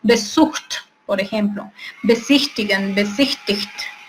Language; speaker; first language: German; non-native, fluent; Spanish